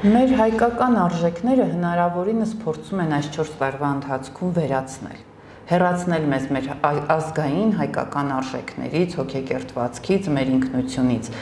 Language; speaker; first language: Armenian; native; Armenian